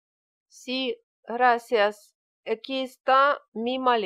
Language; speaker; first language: Spanish; non-native, learner; Russian